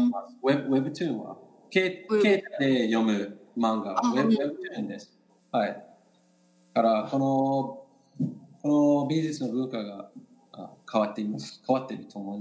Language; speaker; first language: Japanese; non-native, learner; English